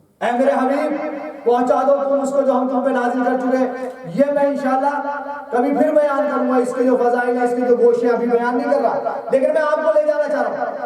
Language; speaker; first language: Urdu; native; Urdu